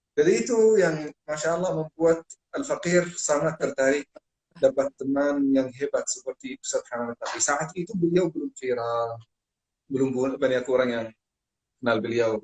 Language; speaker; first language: Indonesian; non-native, fluent; Arabic